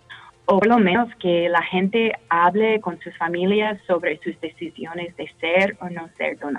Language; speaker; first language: Spanish; non-native, fluent; English